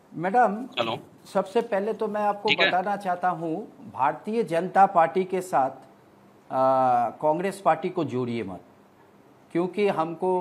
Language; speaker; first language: Hindi; non-native, local second language; Bangla